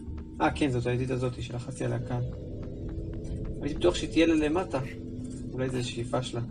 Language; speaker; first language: Hebrew; native; Hebrew